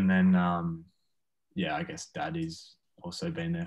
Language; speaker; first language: English; native; English